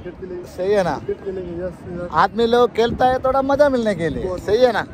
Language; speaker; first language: Hindi; non-native, learner; Malayalam